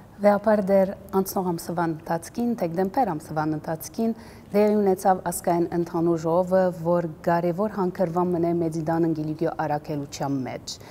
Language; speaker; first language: Armenian; early bilingual, heritage; Armenian